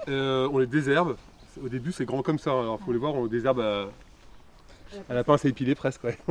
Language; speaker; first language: French; native; French